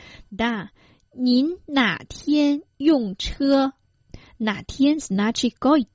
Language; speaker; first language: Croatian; non-native, fluent; Chinese